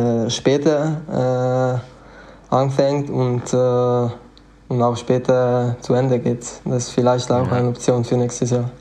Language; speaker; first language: German; non-native, fluent; Italian